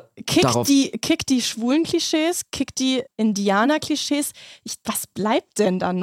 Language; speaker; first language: German; native; German